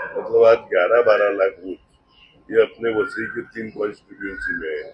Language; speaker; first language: Hindi; non-native, local second language; Marathi